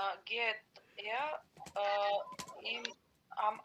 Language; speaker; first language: German; non-native, learner; Macedonian